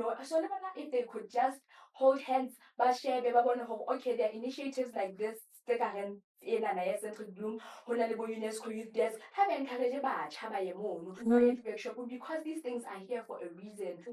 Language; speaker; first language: English; non-native, local second language; Southern Sotho